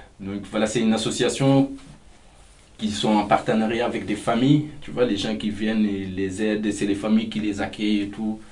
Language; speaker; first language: French; non-native, local second language; Fula